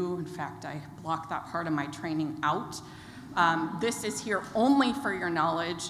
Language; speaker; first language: English; native; English